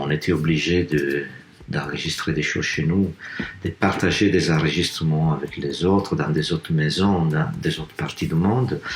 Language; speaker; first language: French; non-native, fluent; Italian